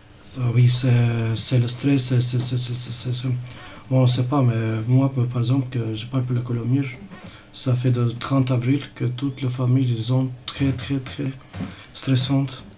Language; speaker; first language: French; non-native, learner; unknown